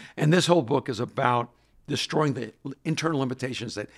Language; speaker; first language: English; non-native, fluent; Spanish